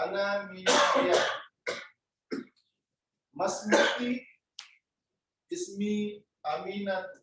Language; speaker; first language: Arabic; non-native, learner; Indonesian